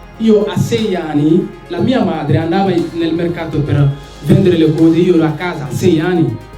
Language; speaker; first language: Italian; non-native, fluent; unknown